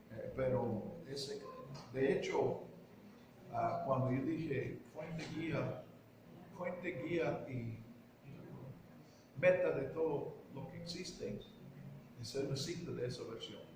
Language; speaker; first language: Spanish; non-native, fluent; English